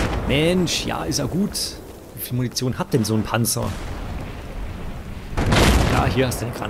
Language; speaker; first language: German; native; German